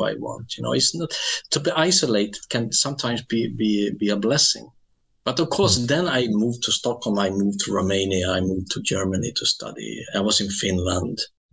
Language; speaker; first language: English; non-native, fluent; Swedish